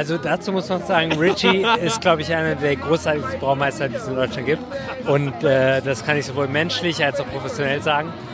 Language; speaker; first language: German; native; German